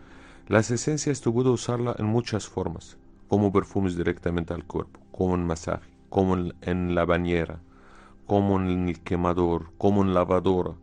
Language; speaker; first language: Spanish; non-native, fluent; Arabic